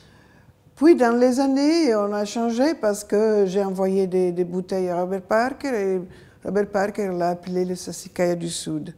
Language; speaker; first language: French; non-native, fluent; Italian